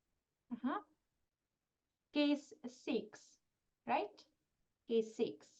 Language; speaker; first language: English; non-native, fluent; Russian